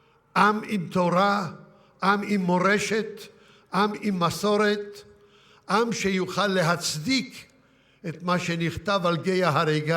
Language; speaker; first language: Hebrew; early bilingual, other home language; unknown